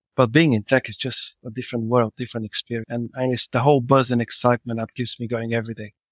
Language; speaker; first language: English; non-native, fluent; Bulgarian